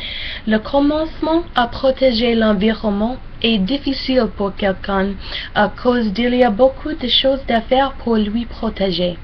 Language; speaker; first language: French; non-native, learner; English